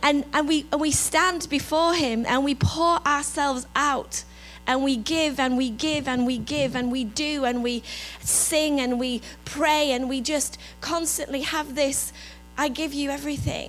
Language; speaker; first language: English; native; English